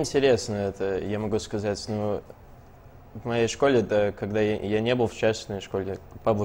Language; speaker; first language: Russian; early bilingual, heritage; Russian